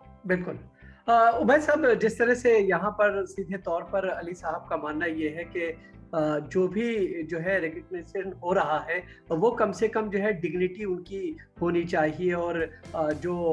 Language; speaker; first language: Hindi; native; Hindi